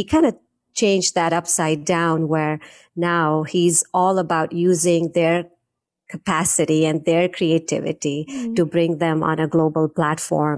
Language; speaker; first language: English; non-native, local second language; Hindi